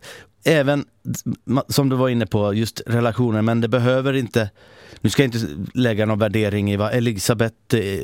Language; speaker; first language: Swedish; native; Swedish